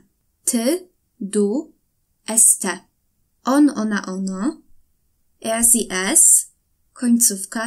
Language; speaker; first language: Polish; native; Polish